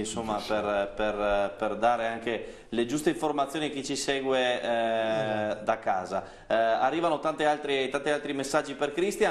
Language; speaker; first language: Italian; native; Italian